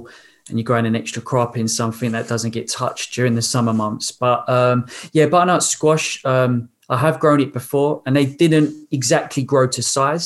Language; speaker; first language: English; native; English